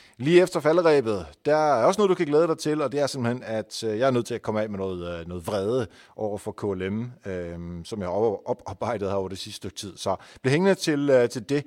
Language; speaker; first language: Danish; non-native, fluent; Dutch